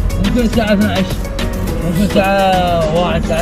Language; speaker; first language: Arabic; non-native, learner; Filipino